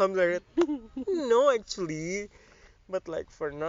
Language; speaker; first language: English; non-native, learner; Indonesian